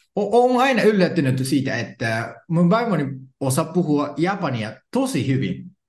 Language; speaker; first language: Finnish; non-native, fluent; Japanese